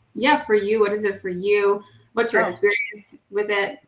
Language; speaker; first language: English; native; English